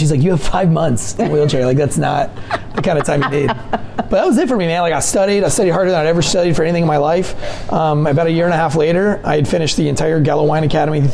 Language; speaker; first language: English; native; English